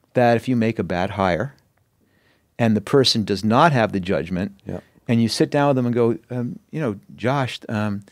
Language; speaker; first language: English; native; English